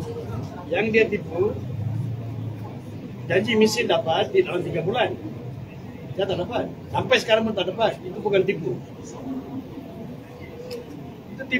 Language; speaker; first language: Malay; non-native, local second language; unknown